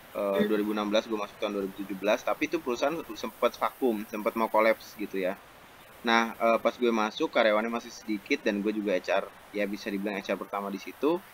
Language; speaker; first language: Indonesian; native; Indonesian